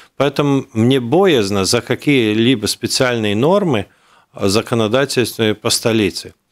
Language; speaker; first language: Russian; non-native, local second language; Latvian